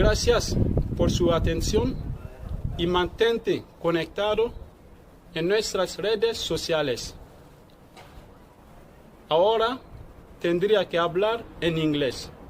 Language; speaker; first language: Spanish; non-native, fluent; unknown